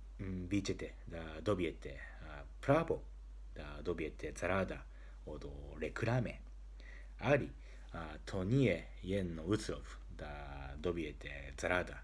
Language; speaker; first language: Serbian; non-native, learner; Japanese